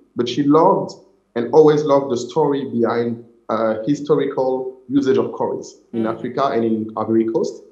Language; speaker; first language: English; non-native, fluent; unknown